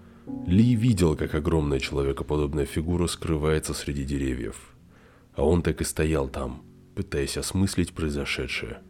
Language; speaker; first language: Russian; native; Russian